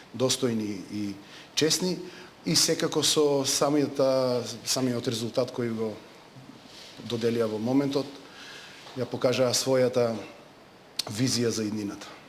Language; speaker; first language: Macedonian; native; Macedonian